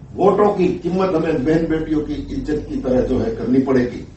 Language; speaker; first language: Hindi; non-native, local second language; Gujarati